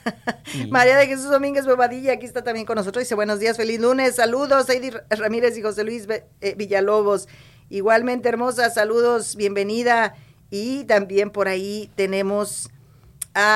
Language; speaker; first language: Spanish; native; Spanish